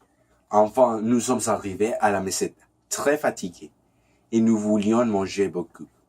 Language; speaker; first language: French; non-native, learner; Spanish